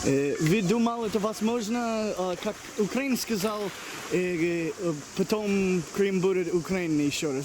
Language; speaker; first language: Russian; non-native, learner; English